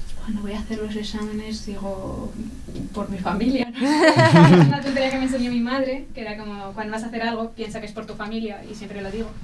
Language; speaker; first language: Spanish; early bilingual, other home language; Arabic